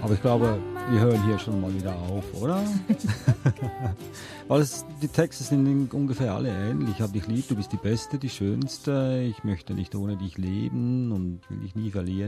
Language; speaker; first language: German; native; German